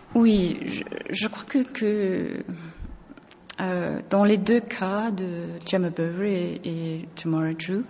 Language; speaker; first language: French; non-native, fluent; English